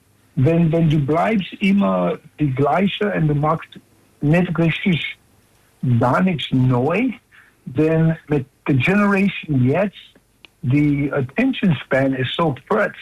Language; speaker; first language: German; non-native, learner; English